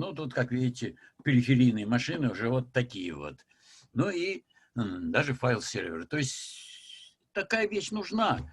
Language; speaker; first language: Russian; native; Russian